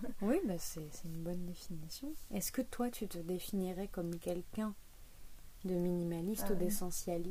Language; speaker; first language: French; native; French